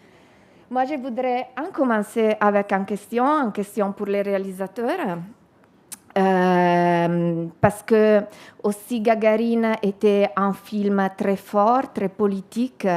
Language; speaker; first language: French; non-native, learner; Italian